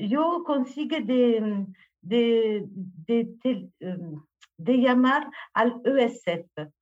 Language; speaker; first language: Spanish; non-native, learner; French